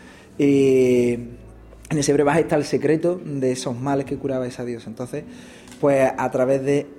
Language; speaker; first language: Spanish; native; Spanish